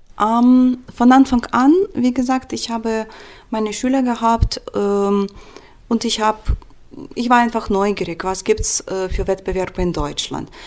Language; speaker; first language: German; non-native, fluent; Russian